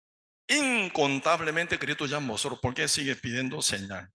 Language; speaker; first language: Spanish; non-native, learner; Korean